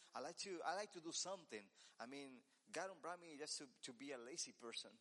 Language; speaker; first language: English; non-native, learner; Spanish